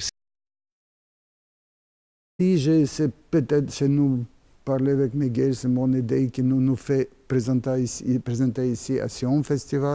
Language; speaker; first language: French; non-native, learner; Russian